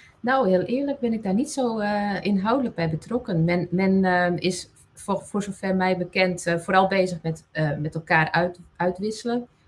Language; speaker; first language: Dutch; non-native, local second language; Western Frisian